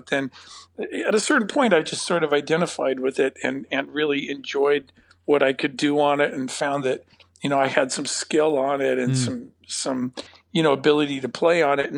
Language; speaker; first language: English; native; English